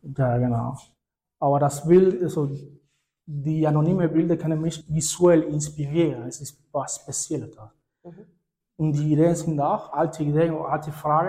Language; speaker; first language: German; non-native, fluent; Spanish